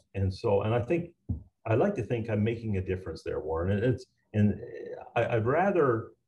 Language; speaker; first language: English; native; English